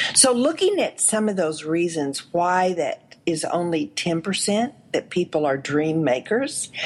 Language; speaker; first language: English; native; English